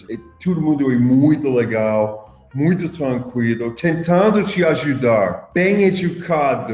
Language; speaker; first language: Portuguese; non-native, fluent; English